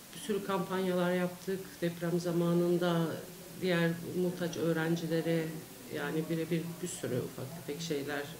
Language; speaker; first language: Turkish; native; Turkish